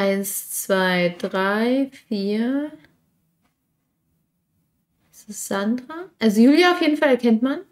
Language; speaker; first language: German; native; German